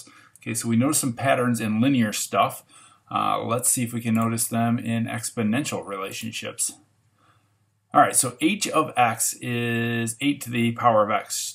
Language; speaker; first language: English; native; English